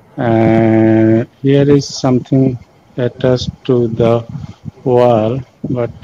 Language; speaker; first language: English; non-native, local second language; Bangla